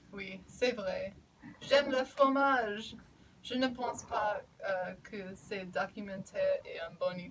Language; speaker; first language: French; non-native, learner; English